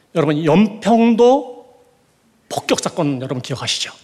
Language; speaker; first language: Korean; native; Korean